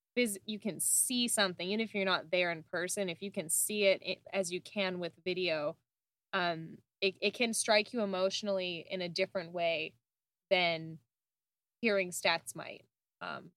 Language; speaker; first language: English; native; English